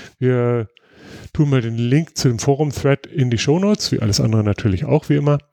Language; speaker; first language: German; native; German